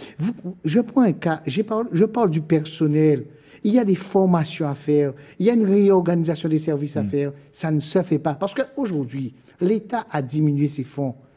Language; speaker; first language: French; native; French